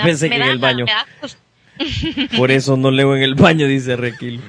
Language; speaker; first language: Spanish; native; Spanish